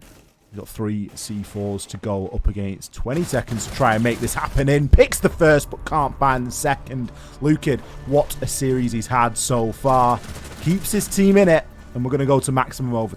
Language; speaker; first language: English; native; English